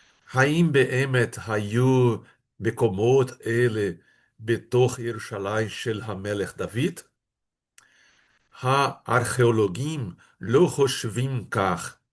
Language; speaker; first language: Hebrew; non-native, fluent; Portuguese